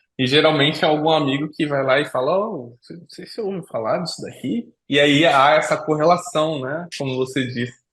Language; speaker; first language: Portuguese; native; Portuguese